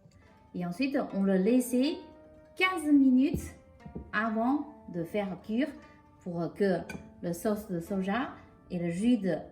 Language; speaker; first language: French; non-native, local second language; Chinese